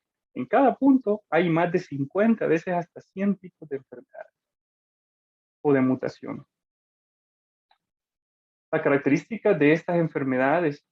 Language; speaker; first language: Spanish; native; Spanish